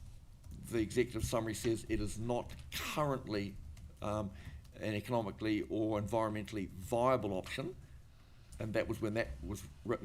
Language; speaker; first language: English; native; English